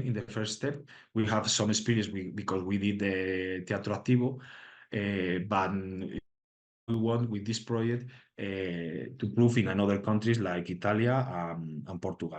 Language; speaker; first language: English; non-native, learner; Spanish